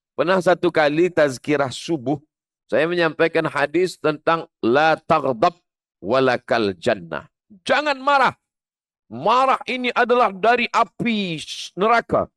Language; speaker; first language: Malay; native; Malay